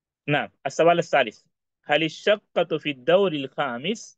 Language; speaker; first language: Arabic; non-native, fluent; Urdu